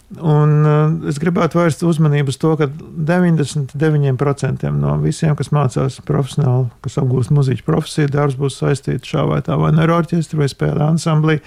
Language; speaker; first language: Latvian; native; Latvian